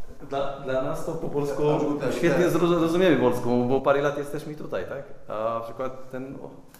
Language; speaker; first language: Polish; non-native, learner; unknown